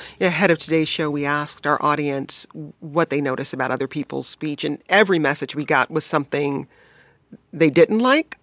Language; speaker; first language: English; native; English